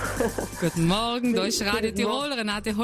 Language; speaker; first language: German; native; German